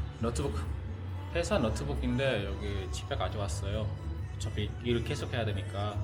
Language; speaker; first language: Korean; non-native, fluent; Malay